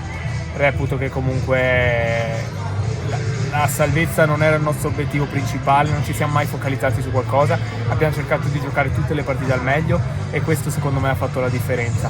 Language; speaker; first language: Italian; native; Italian